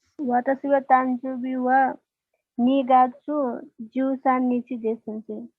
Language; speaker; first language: Japanese; non-native, learner; Nepali